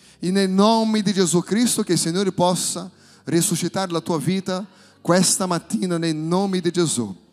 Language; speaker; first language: Italian; non-native, fluent; Portuguese